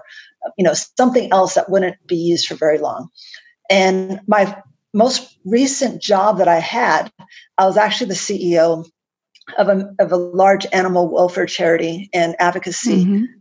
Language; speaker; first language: English; native; English